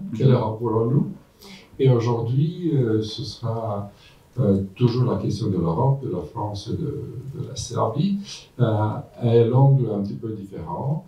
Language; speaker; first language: French; non-native, fluent; Serbian